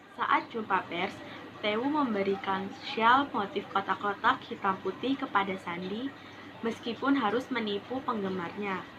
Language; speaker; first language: Indonesian; native; Indonesian